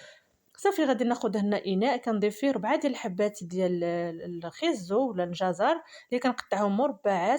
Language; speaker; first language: Arabic; native; Arabic